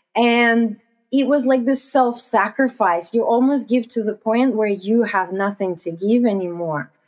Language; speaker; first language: English; non-native, fluent; Russian